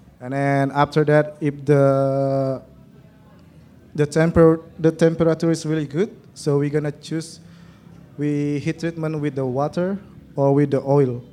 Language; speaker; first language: English; non-native, learner; Indonesian